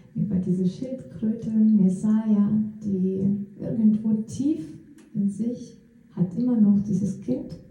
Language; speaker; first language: German; non-native, fluent; Russian